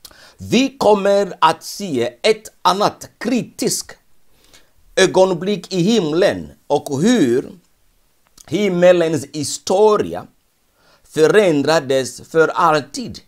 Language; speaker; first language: Swedish; non-native, fluent; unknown